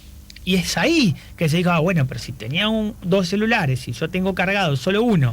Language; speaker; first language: Spanish; native; Spanish